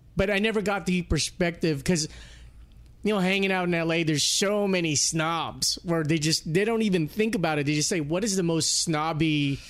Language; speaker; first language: English; early bilingual, other home language; Filipino